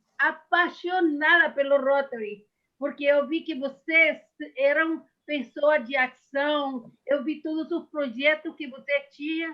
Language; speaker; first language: Portuguese; non-native, fluent; Spanish